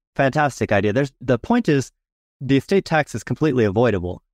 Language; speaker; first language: English; native; English